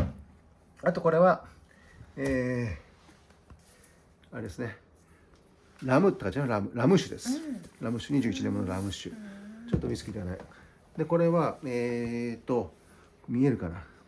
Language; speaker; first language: Japanese; native; Japanese